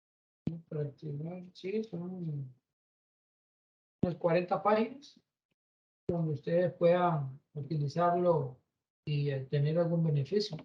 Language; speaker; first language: Spanish; native; Spanish